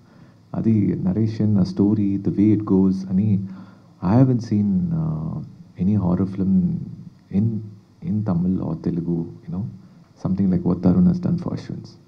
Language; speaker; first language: Telugu; non-native, local second language; Tamil